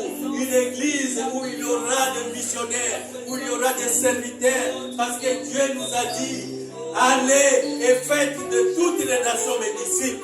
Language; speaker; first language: French; non-native, local second language; Lingala